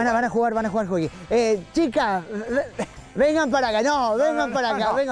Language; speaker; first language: Spanish; native; Spanish